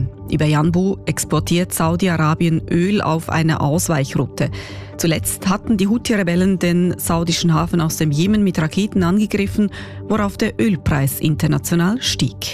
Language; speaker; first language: German; native; German